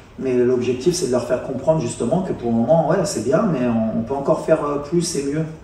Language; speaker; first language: French; native; French